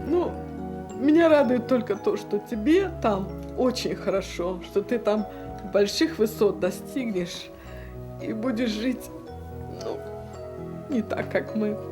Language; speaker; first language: Russian; native; Russian